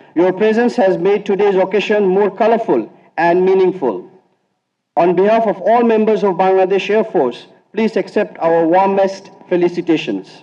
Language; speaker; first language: English; non-native, local second language; Bangla